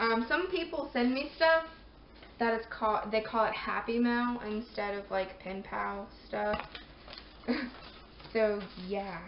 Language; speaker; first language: English; native; English